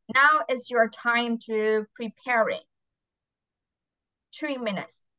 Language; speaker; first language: English; non-native, fluent; Vietnamese